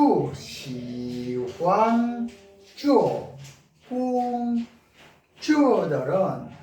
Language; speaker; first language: Chinese; non-native, learner; Korean